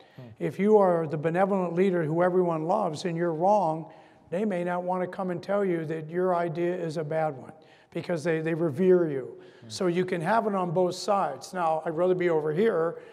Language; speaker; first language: English; native; English